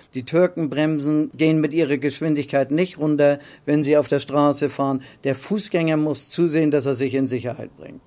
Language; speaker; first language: German; native; German